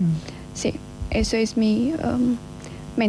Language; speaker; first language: Spanish; non-native, learner; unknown